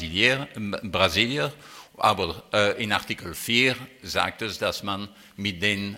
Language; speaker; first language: German; non-native, fluent; French